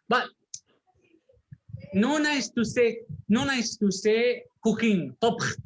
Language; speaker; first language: English; non-native, learner; Arabic